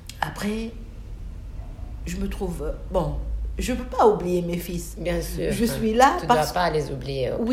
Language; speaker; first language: French; non-native, local second language; Arabic